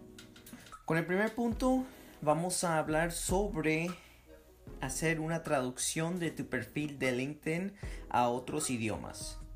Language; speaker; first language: Spanish; early bilingual, heritage; Spanish